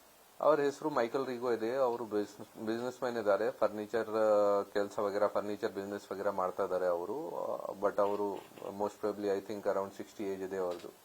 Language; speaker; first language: Kannada; non-native, local second language; Hindi